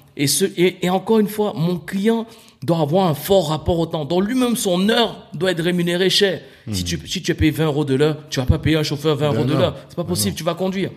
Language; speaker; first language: French; native; French